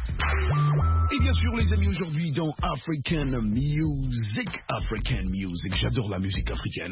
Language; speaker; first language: French; non-native, local second language; Lingala